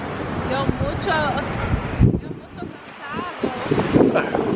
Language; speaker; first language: Spanish; non-native, learner; English